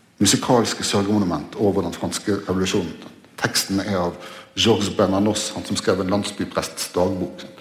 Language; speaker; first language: Norwegian; native; Norwegian